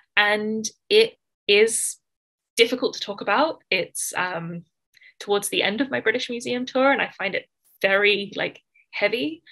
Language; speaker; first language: English; native; English